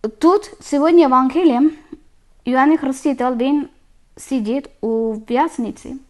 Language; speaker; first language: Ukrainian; non-native, learner; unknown